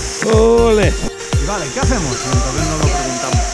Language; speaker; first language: Spanish; non-native, local second language; Catalan